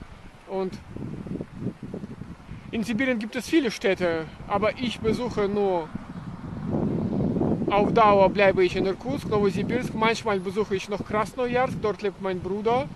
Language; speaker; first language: German; non-native, fluent; Russian